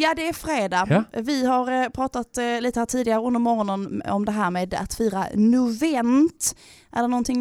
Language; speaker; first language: Swedish; native; Swedish